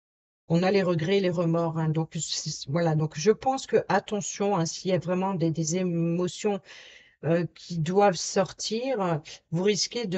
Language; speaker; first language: French; native; French